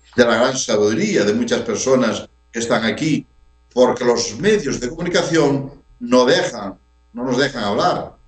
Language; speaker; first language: Spanish; native; Spanish